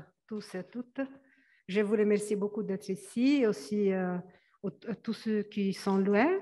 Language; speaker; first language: French; non-native, fluent; Italian